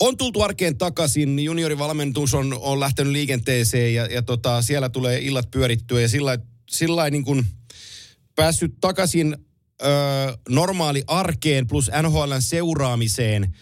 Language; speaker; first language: Finnish; native; Finnish